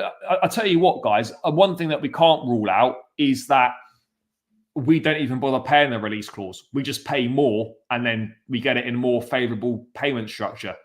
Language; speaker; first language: English; native; English